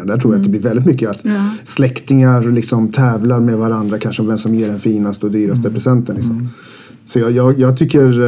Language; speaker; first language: Swedish; native; Swedish